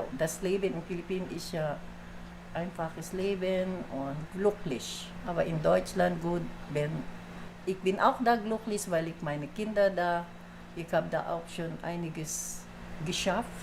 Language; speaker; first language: German; non-native, fluent; Filipino